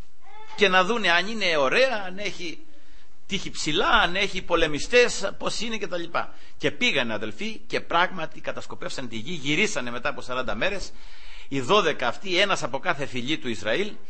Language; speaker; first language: Greek; native; Greek